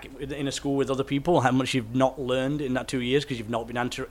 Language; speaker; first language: English; native; English